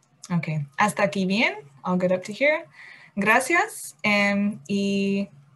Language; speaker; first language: Spanish; non-native, fluent; English